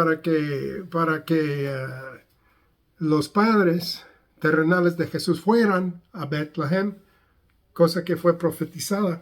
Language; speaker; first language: Spanish; non-native, fluent; English